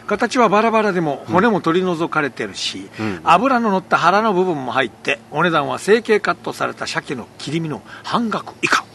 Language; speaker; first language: Japanese; native; Japanese